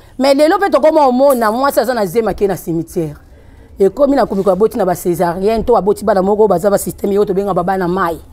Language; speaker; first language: Lingala; non-native, local second language; Kongo